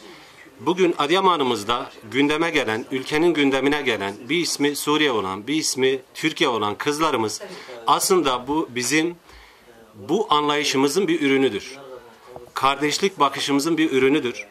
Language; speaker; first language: Turkish; native; Turkish